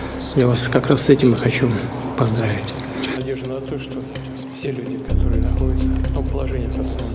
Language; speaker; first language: Russian; native; Russian